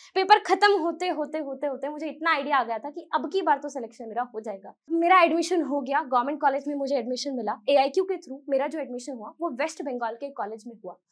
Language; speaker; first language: Hindi; native; Hindi